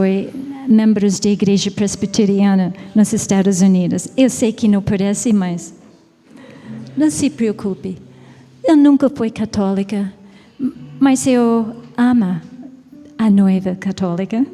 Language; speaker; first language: Portuguese; non-native, fluent; English